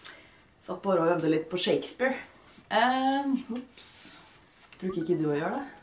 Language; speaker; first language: Norwegian; native; Norwegian